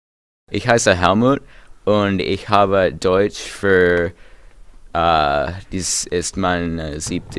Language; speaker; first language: German; non-native, learner; English